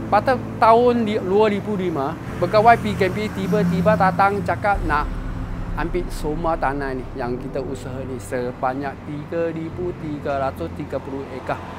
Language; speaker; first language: Malay; non-native, local second language; Chinese